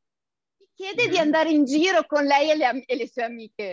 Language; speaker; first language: Italian; native; Italian